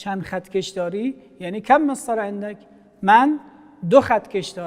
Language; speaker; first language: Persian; non-native, fluent; Arabic